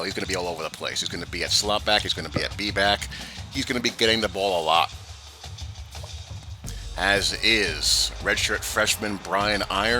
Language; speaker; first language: English; native; English